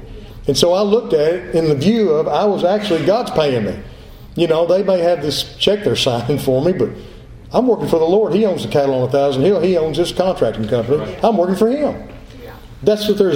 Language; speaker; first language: English; native; English